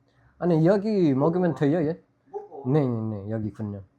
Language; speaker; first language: Korean; non-native, learner; Nepali